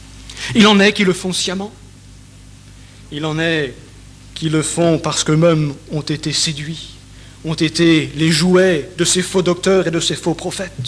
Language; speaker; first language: French; native; French